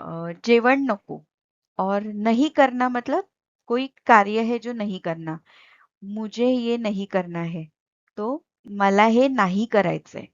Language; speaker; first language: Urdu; non-native, local second language; Marathi